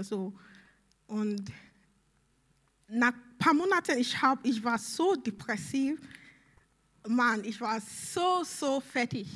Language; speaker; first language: German; non-native, learner; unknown